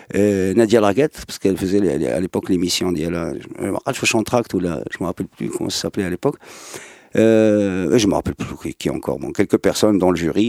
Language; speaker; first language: French; non-native, local second language; Arabic